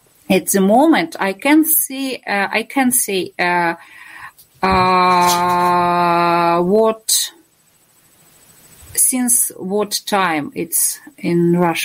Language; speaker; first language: English; non-native, fluent; Russian